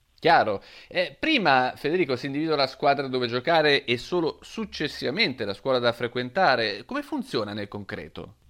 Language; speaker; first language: Italian; native; Italian